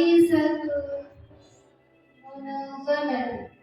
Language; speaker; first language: Arabic; non-native, learner; Indonesian